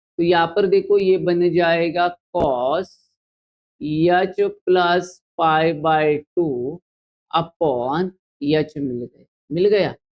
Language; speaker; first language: Hindi; non-native, local second language; Marathi